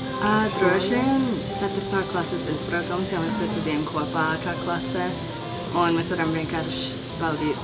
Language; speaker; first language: Latvian; early bilingual, heritage; Latvian